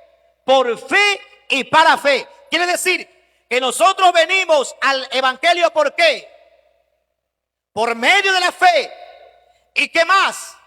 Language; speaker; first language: Spanish; native; Spanish